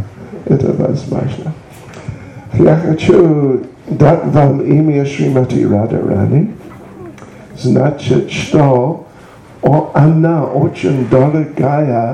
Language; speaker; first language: Russian; non-native, learner; English